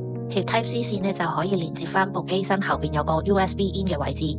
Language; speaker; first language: Chinese; native; Chinese